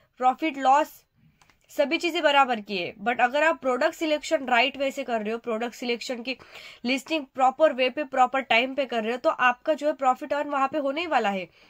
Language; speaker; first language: Hindi; native; Hindi